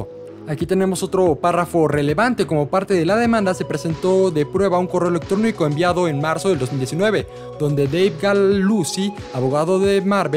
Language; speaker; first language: Spanish; native; Spanish